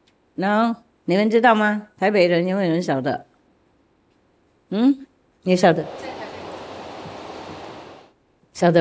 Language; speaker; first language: Chinese; non-native, fluent; Vietnamese